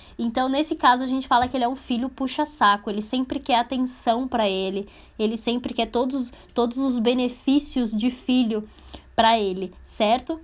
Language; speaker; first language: Portuguese; native; Portuguese